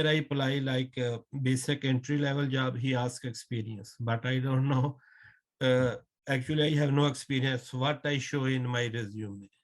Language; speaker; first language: English; non-native, learner; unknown